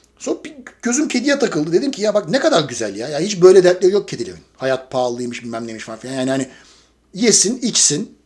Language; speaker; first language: Turkish; native; Turkish